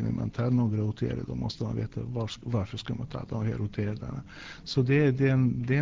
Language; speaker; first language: Swedish; non-native, fluent; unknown